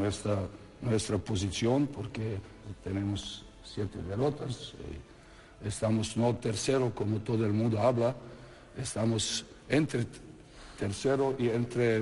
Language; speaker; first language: Spanish; non-native, fluent; Serbian